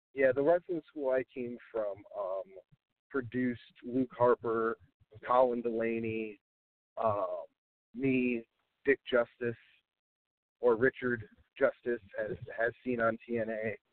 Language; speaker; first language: English; native; English